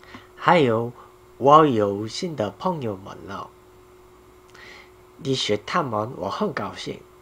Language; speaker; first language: Chinese; non-native, learner; Korean